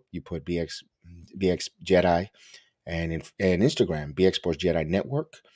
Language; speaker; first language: English; early bilingual, other home language; Spanish